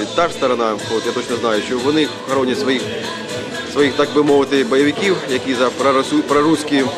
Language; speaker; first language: Ukrainian; native; Ukrainian